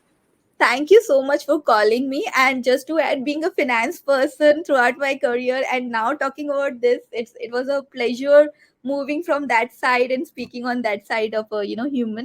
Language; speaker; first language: English; non-native, local second language; Hindi